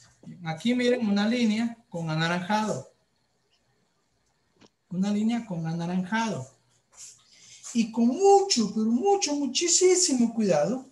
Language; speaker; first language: Spanish; native; Spanish